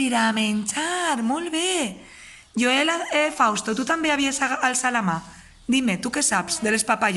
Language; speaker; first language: Catalan; native; Catalan